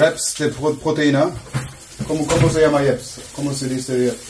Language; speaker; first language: Spanish; non-native, learner; German